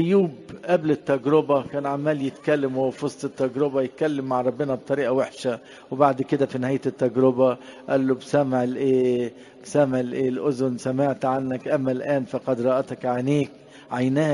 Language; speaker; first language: Arabic; native; Arabic